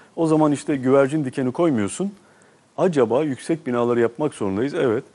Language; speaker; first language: Turkish; native; Turkish